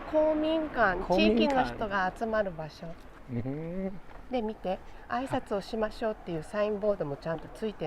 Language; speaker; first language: Japanese; native; Japanese